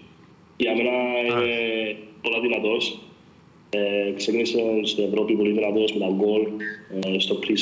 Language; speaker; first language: Greek; early bilingual, other home language; English